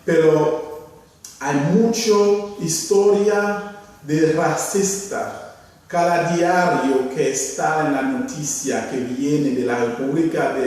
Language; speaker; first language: Spanish; non-native, fluent; Haitian Creole